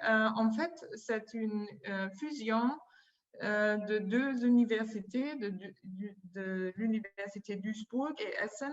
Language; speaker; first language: French; non-native, fluent; German